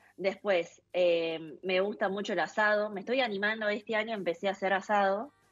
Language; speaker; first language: Spanish; early bilingual, other home language; Chinese